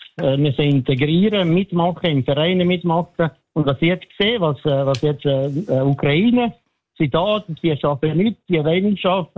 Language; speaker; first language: German; non-native, learner; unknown